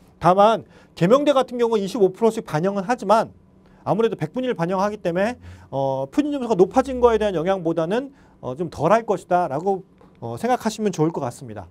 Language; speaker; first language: Korean; native; Korean